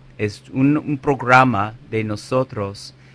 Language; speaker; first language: Spanish; non-native, fluent; English